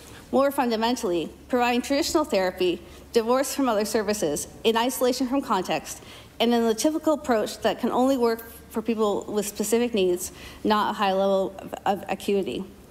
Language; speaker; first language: English; native; English